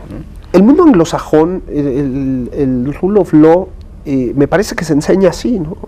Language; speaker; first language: Spanish; native; Spanish